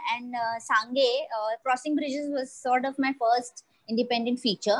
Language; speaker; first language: English; non-native, local second language; Marathi